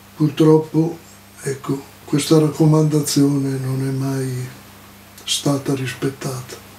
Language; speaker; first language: Italian; native; Italian